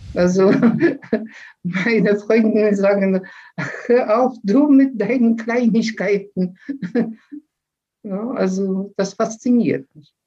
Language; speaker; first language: German; non-native, fluent; Polish